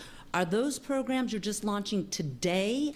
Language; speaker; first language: English; native; English